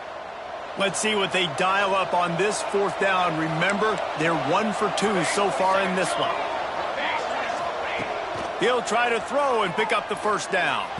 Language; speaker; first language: English; native; English